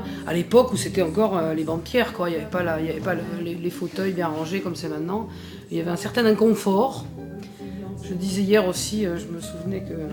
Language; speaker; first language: French; native; French